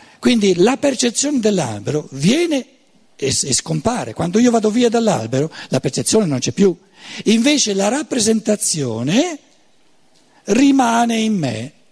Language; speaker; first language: Italian; native; Italian